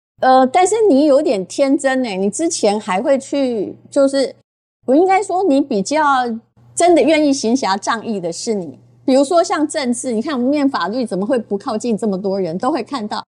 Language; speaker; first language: Chinese; native; Chinese